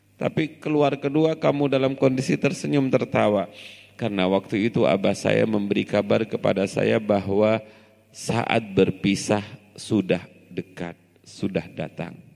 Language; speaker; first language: Indonesian; non-native, local second language; Javanese